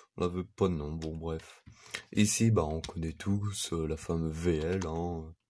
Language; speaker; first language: French; native; French